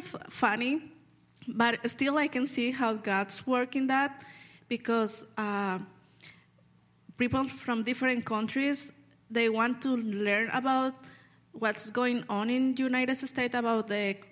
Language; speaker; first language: English; non-native, learner; Spanish